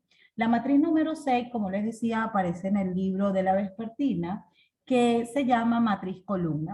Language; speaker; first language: Spanish; native; Spanish